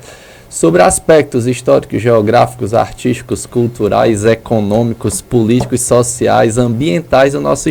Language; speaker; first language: Portuguese; native; Portuguese